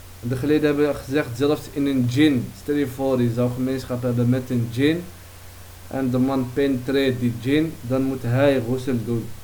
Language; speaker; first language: Dutch; early bilingual, other home language; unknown